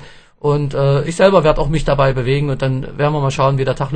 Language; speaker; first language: German; native; German